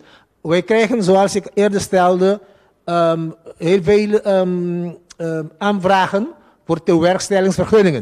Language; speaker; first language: Dutch; non-native, local second language; Papiamento